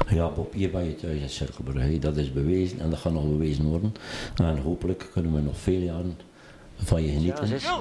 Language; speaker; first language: Dutch; native; Dutch